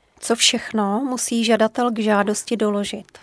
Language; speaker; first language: Czech; native; Czech